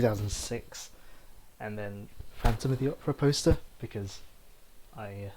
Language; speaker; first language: English; native; English